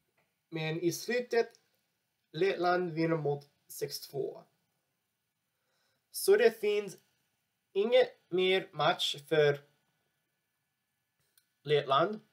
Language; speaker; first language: Swedish; non-native, learner; English